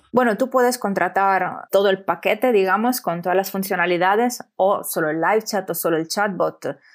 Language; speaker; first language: Spanish; non-native, fluent; Italian